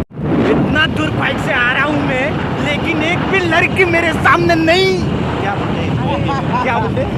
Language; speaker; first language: Hindi; non-native, local second language; Assamese